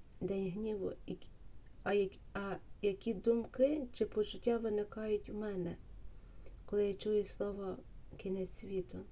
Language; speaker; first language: Ukrainian; native; Ukrainian